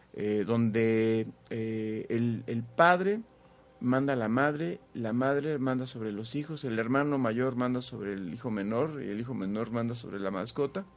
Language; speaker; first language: Spanish; native; Spanish